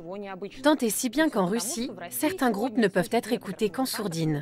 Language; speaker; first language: French; native; French